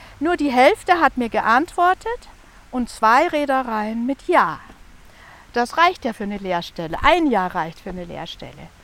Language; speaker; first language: German; native; German